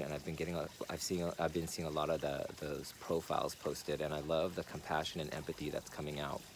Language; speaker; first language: English; native; English